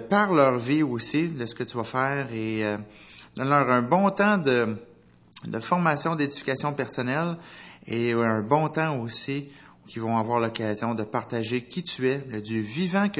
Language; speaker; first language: French; native; French